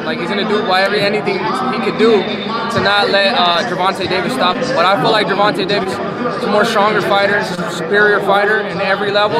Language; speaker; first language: English; early bilingual, other home language; Spanish